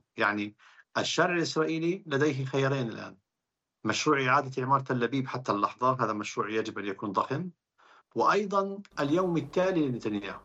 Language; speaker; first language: Arabic; native; Arabic